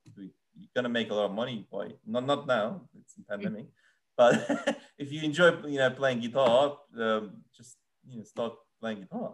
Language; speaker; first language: English; non-native, fluent; Persian